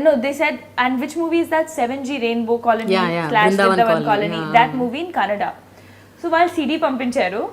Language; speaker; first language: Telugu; non-native, local second language; Hindi